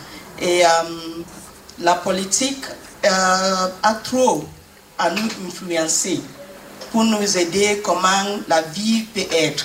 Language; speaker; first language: French; non-native, learner; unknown